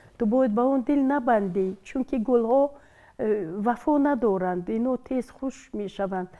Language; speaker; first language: Tajik; non-native, local second language; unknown